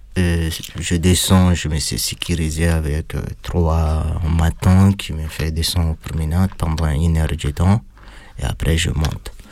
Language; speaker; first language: French; non-native, fluent; Arabic